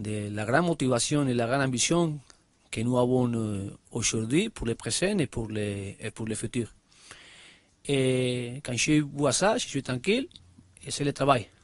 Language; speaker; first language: French; non-native, learner; Spanish